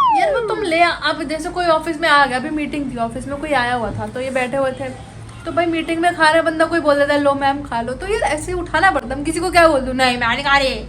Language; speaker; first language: Hindi; native; Hindi